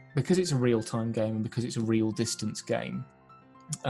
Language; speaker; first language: English; native; English